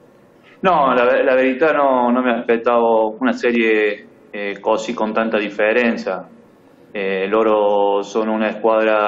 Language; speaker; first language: Italian; non-native, fluent; Spanish